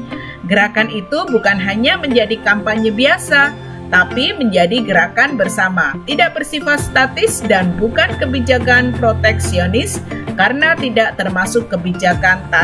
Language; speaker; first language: Indonesian; native; Indonesian